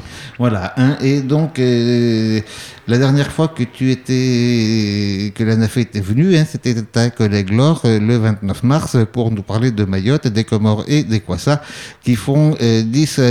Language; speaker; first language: French; native; French